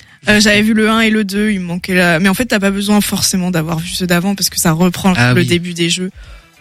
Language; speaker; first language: French; native; French